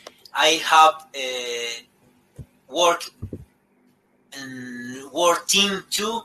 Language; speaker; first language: English; non-native, learner; Spanish